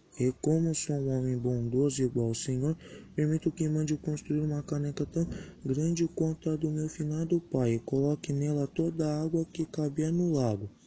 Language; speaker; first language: Portuguese; native; Portuguese